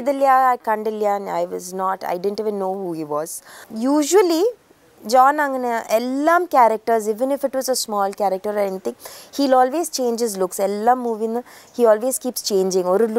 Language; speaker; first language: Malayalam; early bilingual, heritage; Malayalam